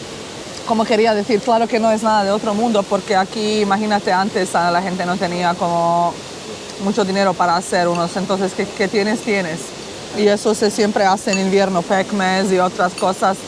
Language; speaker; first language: Spanish; non-native, fluent; Bosnian